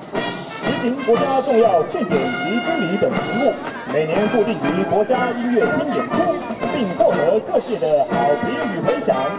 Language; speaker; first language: Chinese; native; Chinese